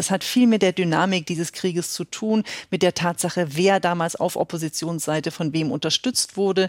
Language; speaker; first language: German; native; German